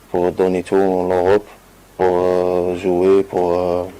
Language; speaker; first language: French; non-native, learner; Arabic